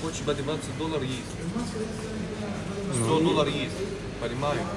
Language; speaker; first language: Russian; non-native, learner; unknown